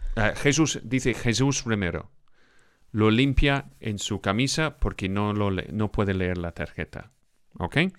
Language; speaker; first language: Spanish; non-native, fluent; English